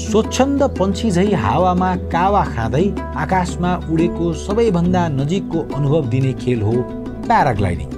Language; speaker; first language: Nepali; native; Nepali